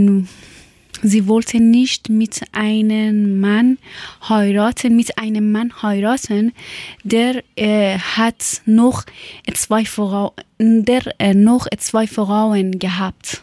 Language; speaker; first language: German; non-native, learner; Persian